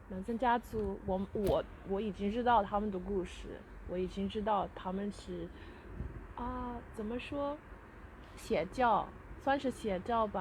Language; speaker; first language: Chinese; early bilingual, heritage; Chinese